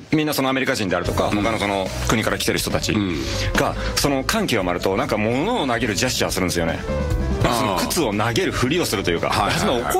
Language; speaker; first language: Japanese; native; Japanese